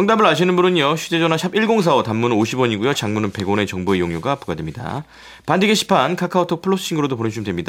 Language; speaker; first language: Korean; native; Korean